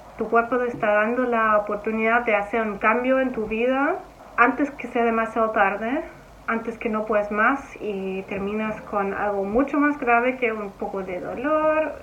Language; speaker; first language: Spanish; non-native, fluent; German